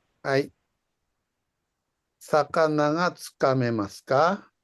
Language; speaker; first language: Japanese; non-native, fluent; Indonesian